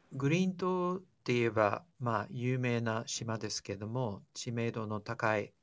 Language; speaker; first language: Japanese; non-native, fluent; English